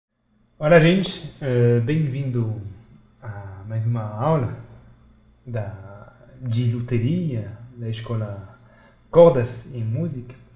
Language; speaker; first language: Portuguese; non-native, fluent; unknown